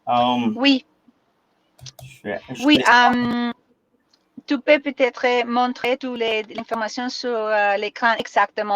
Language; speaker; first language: French; non-native, learner; Spanish